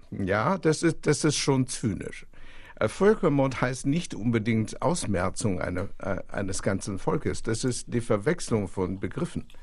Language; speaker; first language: German; non-native, fluent; Chinese